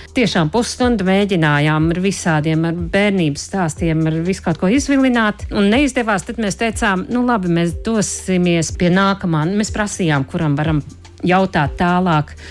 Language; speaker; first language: Latvian; native; Latvian